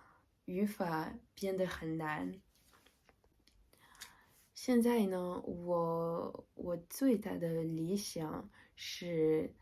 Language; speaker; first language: Chinese; non-native, learner; French